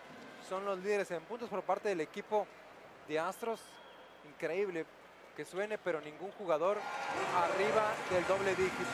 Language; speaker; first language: Spanish; native; Spanish